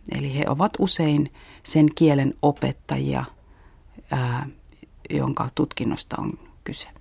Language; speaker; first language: Finnish; native; Finnish